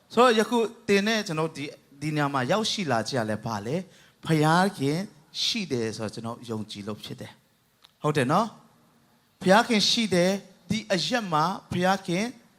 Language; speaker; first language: Burmese; non-native, local second language; Tedim Chin